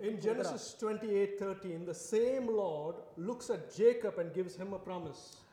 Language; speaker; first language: English; non-native, local second language; Tamil